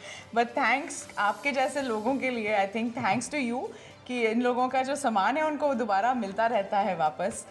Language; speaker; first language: Hindi; native; Hindi